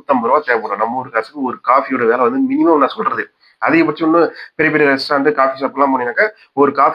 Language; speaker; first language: Tamil; native; Tamil